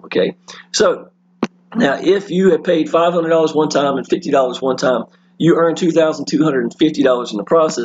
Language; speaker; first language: English; native; English